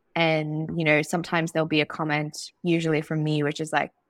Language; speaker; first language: English; native; English